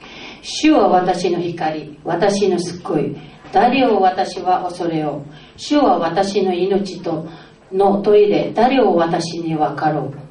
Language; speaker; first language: Japanese; non-native, fluent; Filipino